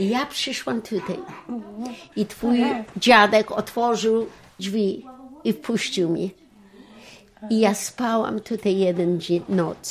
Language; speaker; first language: Polish; non-native, local second language; Yiddish